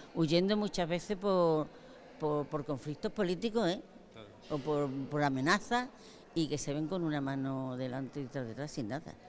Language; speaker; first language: Spanish; native; Spanish